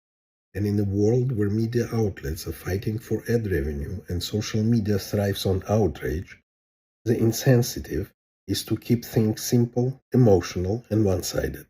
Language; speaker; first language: English; non-native, fluent; Hebrew